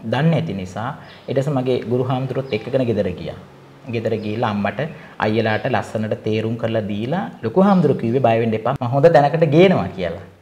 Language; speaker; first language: Sinhala; non-native, local second language; Tamil